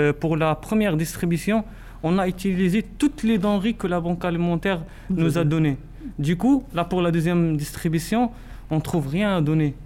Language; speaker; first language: French; non-native, local second language; Arabic